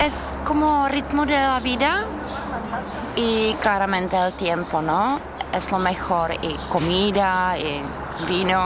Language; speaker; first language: Spanish; non-native, fluent; Czech